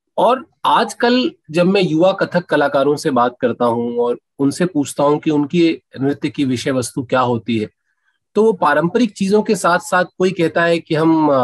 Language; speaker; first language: Hindi; native; Hindi